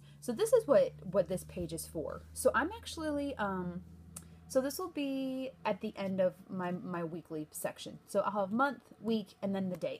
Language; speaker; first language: English; native; English